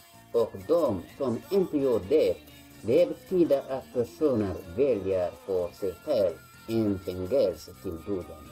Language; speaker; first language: Swedish; non-native, learner; Tigrinya